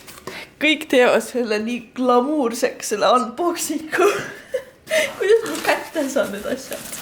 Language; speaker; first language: Estonian; native; Estonian